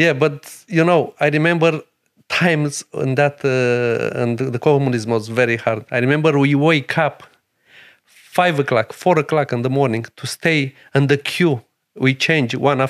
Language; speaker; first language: English; non-native, learner; Romanian